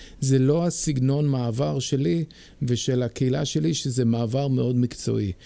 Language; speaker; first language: Hebrew; early bilingual, heritage; Hebrew